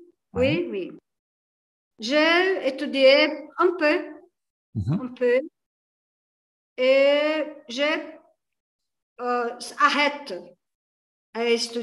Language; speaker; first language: French; non-native, learner; Portuguese